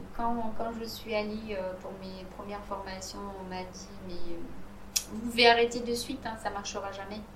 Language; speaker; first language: French; non-native, fluent; Romanian